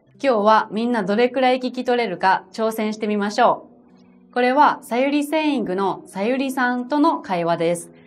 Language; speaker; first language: Japanese; native; Japanese